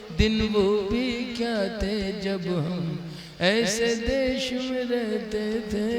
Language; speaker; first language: Hindi; native; Hindi